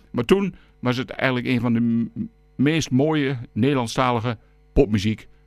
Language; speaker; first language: Dutch; native; Dutch